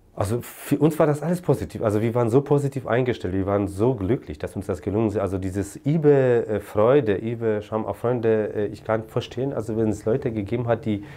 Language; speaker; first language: German; non-native, fluent; Polish